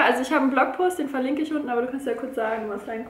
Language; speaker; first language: German; native; German